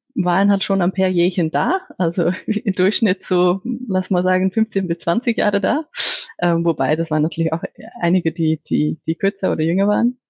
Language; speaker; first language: German; non-native, fluent; Icelandic